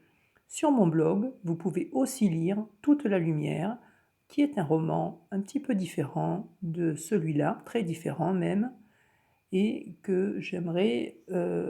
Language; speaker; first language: French; native; French